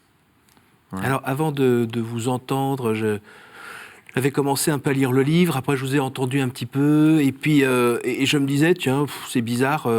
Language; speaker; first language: French; native; French